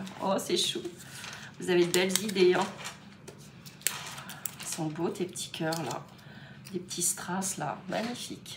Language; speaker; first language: French; native; French